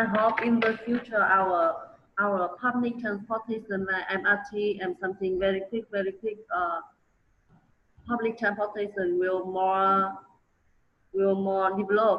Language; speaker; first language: English; non-native, learner; Vietnamese